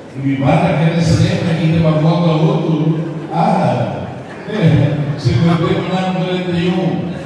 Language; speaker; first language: Indonesian; non-native, fluent; Tetum